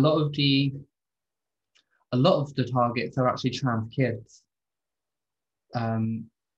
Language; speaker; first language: English; native; English